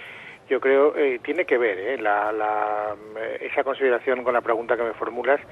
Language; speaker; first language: Spanish; native; Spanish